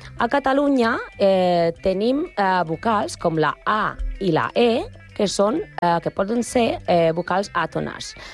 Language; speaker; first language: Catalan; non-native, learner; Spanish